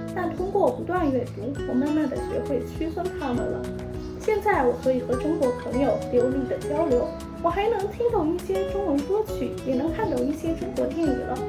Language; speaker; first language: Chinese; non-native, fluent; Burmese